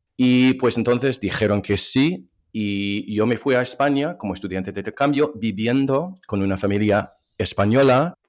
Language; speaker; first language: Spanish; non-native, fluent; English